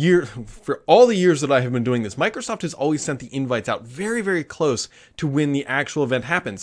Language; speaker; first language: English; native; English